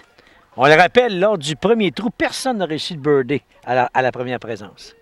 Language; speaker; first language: French; native; French